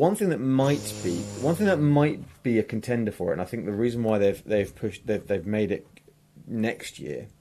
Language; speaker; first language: English; native; English